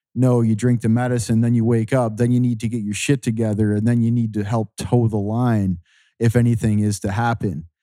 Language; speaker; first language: English; native; English